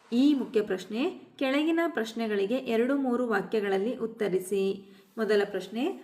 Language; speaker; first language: Kannada; native; Kannada